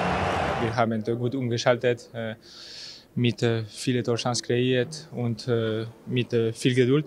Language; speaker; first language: German; non-native, learner; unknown